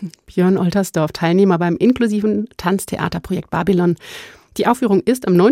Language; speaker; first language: German; native; German